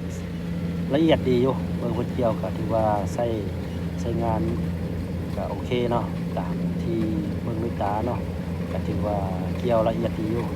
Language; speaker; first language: Thai; non-native, local second language; Northeastern Thai